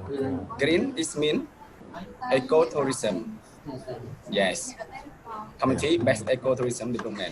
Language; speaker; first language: English; non-native, learner; Khmer